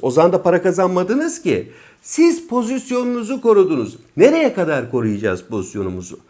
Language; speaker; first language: Turkish; native; Turkish